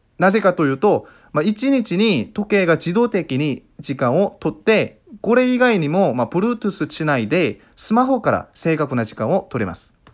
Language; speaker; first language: Japanese; non-native, fluent; Korean